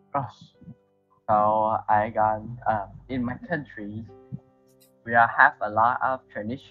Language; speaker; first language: English; non-native, learner; Vietnamese